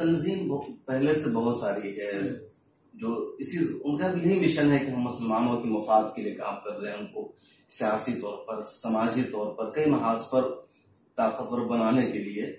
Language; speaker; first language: Hindi; native; Hindi